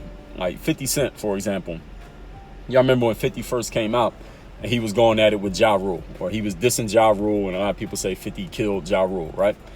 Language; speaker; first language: English; native; English